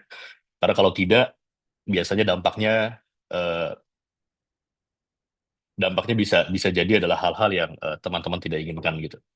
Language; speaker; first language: Indonesian; native; Indonesian